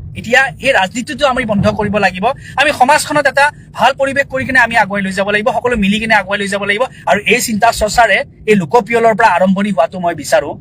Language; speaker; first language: Assamese; non-native, local second language; Bangla